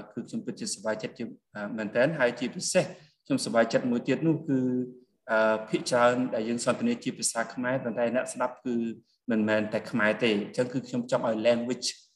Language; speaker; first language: Khmer; native; Khmer